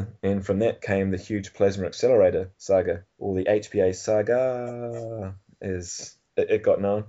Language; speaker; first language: English; native; English